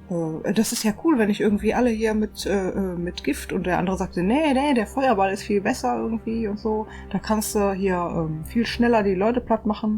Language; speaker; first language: German; native; German